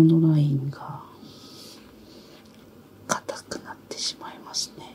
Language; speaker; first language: Japanese; native; Japanese